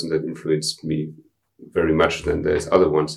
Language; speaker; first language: English; non-native, fluent; German